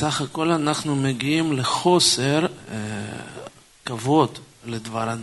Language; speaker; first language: Hebrew; non-native, fluent; Russian